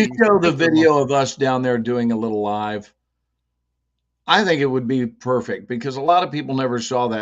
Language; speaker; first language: English; native; English